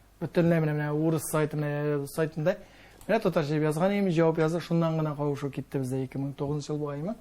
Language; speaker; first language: Tatar; early bilingual, heritage; Tatar